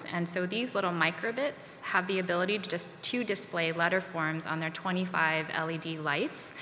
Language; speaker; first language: English; native; English